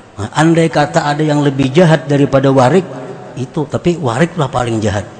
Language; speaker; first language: Indonesian; non-native, local second language; Banjar